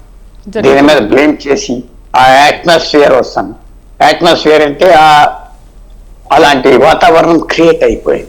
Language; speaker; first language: Telugu; native; Telugu